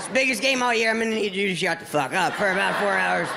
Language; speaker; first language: English; native; English